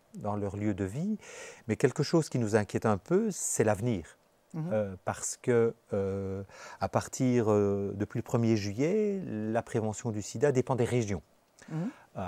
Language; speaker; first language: French; native; French